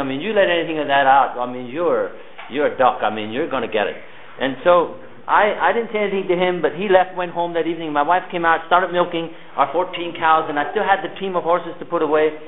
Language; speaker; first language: English; early bilingual, other home language; Pennsylvania German